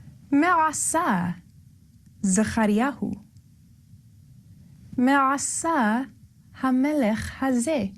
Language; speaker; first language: Hebrew; non-native, learner; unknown